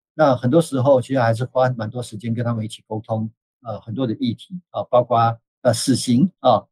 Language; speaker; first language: Chinese; native; Chinese